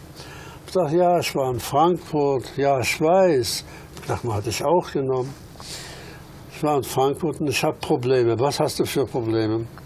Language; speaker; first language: German; early bilingual, other home language; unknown